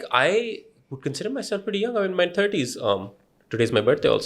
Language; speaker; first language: English; non-native, local second language; Urdu